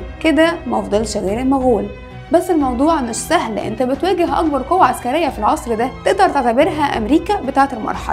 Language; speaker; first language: Arabic; native; Arabic